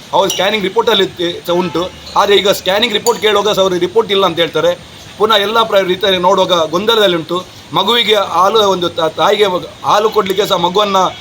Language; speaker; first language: Kannada; non-native, local second language; Tulu